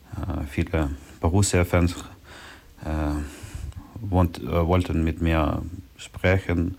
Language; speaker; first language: German; non-native, learner; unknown